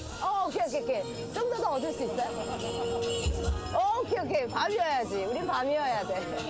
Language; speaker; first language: Korean; native; Korean